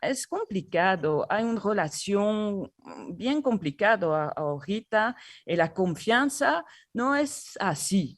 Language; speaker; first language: Spanish; non-native, learner; French